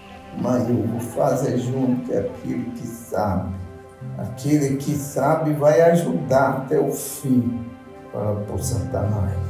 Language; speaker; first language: Portuguese; non-native, local second language; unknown